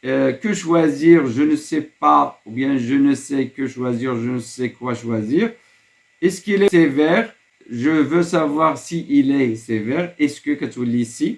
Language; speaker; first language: French; non-native, local second language; Arabic